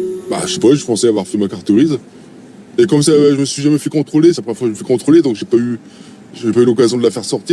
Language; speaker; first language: French; native; French